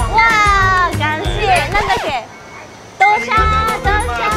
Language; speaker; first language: Chinese; non-native, learner; Japanese